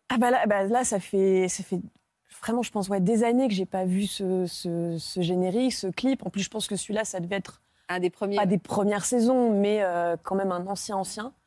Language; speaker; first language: French; native; French